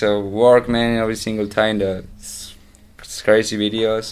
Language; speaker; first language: English; non-native, learner; Spanish